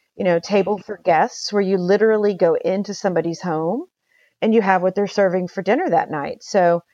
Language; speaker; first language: English; native; English